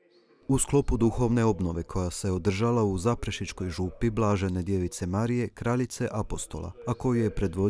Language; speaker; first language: Croatian; native; Croatian